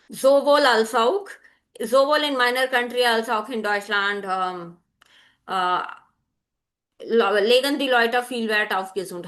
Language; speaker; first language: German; non-native, fluent; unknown